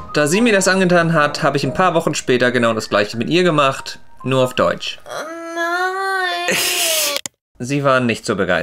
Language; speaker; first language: German; native; German